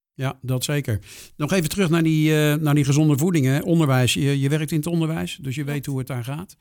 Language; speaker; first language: Dutch; native; Dutch